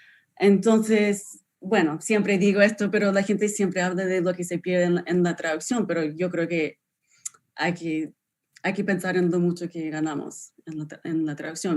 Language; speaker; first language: Spanish; non-native, fluent; English